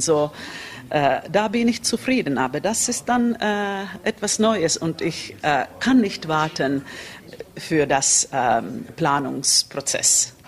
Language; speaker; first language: German; non-native, learner; Finnish